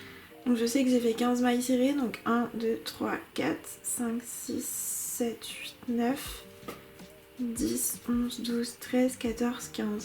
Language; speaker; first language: French; native; French